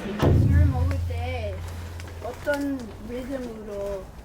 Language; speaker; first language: Korean; non-native, learner; English